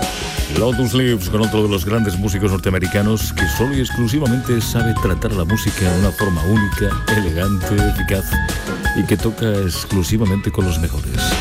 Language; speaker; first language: Spanish; native; Spanish